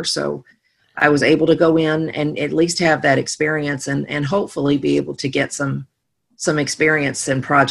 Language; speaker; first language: English; native; English